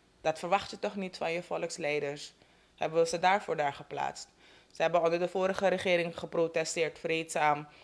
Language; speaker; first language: Dutch; native; Dutch